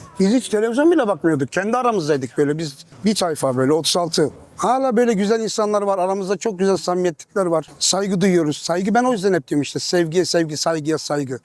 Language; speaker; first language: Turkish; early bilingual, heritage; Turkish